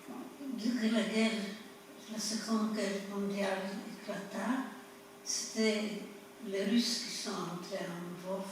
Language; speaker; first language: French; non-native, fluent; Polish